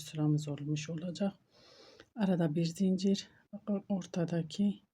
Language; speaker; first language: Turkish; native; Turkish